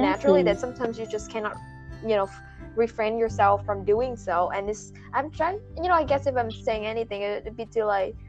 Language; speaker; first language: English; non-native, fluent; Vietnamese